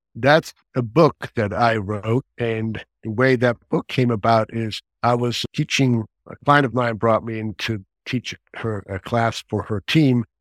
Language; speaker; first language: English; non-native, fluent; German